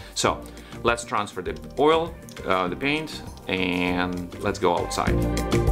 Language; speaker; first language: English; non-native, fluent; Ukrainian